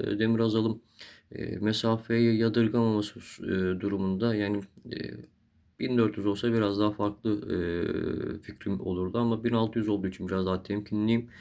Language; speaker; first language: Turkish; native; Turkish